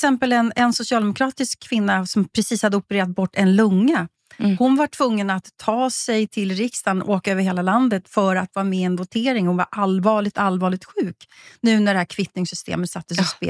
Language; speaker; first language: Swedish; native; Swedish